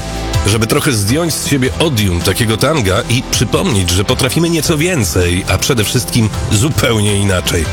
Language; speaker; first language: Polish; native; Polish